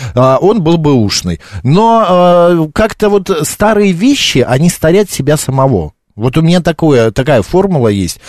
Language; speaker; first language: Russian; native; Russian